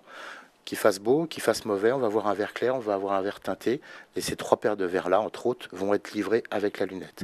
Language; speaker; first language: French; native; French